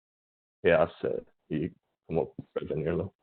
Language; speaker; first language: Spanish; non-native, learner; English